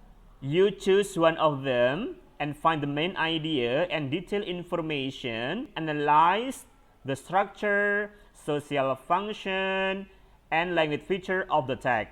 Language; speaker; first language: English; non-native, fluent; Indonesian